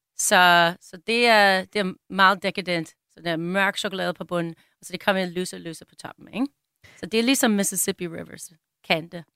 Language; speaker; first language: Danish; non-native, fluent; English